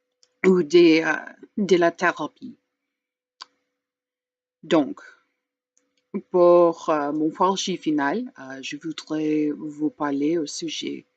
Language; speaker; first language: French; non-native, learner; English